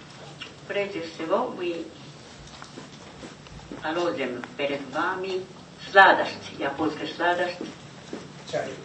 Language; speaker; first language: Russian; non-native, fluent; Japanese